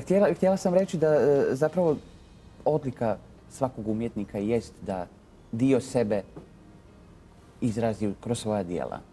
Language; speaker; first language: Croatian; native; Croatian